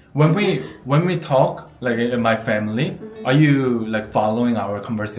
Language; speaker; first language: English; non-native, fluent; Korean